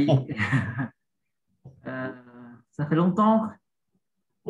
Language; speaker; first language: French; non-native, learner; Vietnamese